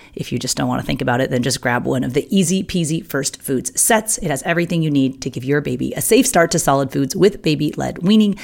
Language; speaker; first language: English; native; English